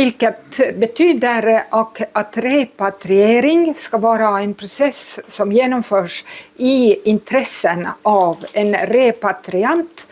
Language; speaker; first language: Swedish; non-native, fluent; Estonian